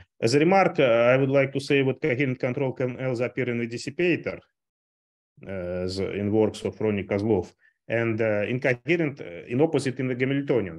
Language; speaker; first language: English; non-native, fluent; Russian